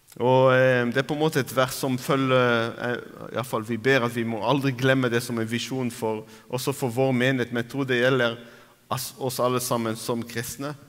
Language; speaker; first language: Norwegian; non-native, fluent; Arabic